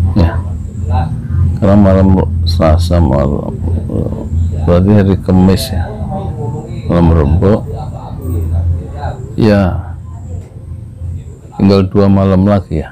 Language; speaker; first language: Indonesian; native; Indonesian